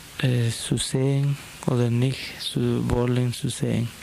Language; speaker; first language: German; non-native, fluent; Spanish